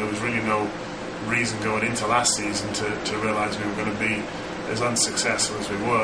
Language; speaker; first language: English; native; English